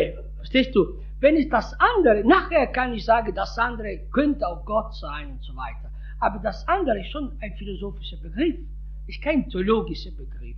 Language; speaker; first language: German; non-native, fluent; Italian